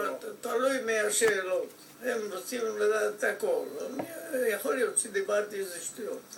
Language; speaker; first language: Hebrew; non-native, fluent; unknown